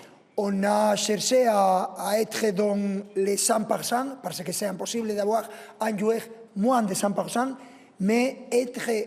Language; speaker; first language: French; non-native, fluent; Spanish